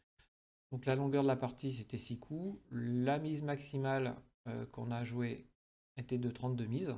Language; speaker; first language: French; native; French